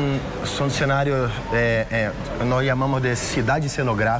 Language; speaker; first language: Spanish; non-native, fluent; Portuguese